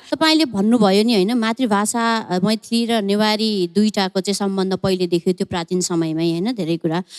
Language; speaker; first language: Nepali; non-native, local second language; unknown